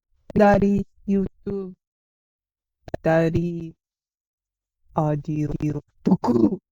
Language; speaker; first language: Indonesian; non-native, learner; English